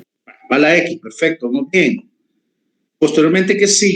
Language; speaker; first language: Spanish; native; Spanish